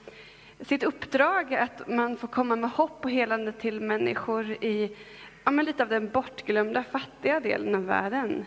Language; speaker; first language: Swedish; native; Swedish